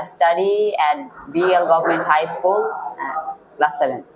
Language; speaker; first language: English; non-native, learner; Bangla